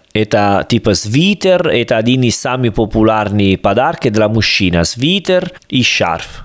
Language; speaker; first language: Russian; non-native, learner; Italian